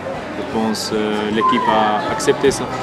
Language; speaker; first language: French; non-native, fluent; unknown